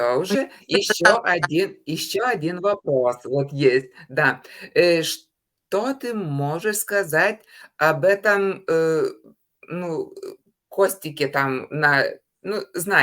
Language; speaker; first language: Russian; non-native, fluent; Lithuanian